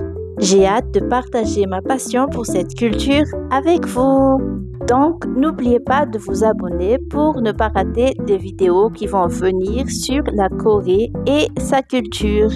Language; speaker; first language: French; non-native, local second language; Malagasy